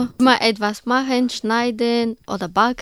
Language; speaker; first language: German; non-native, learner; Bulgarian